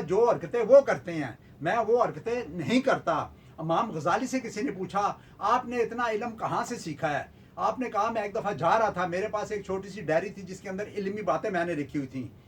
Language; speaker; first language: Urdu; non-native, local second language; Punjabi